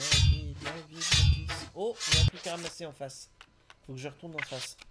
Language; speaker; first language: French; native; French